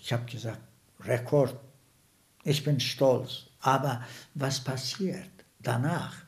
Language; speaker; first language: German; non-native, fluent; Turkish